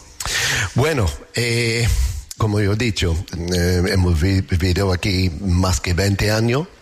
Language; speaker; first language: Spanish; non-native, learner; English